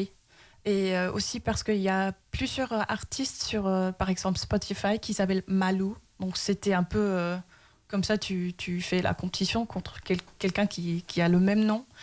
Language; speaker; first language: French; early bilingual, heritage; Danish